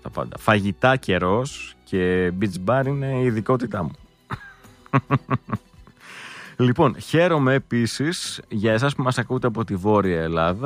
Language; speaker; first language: Greek; native; Greek